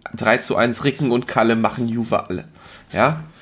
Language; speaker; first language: German; native; German